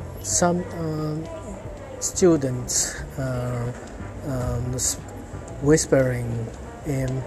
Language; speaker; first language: English; non-native, learner; Japanese